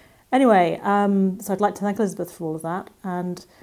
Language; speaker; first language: English; native; English